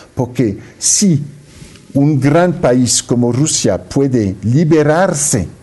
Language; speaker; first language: Spanish; non-native, fluent; French